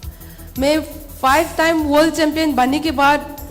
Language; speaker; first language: Hindi; non-native, local second language; Manipuri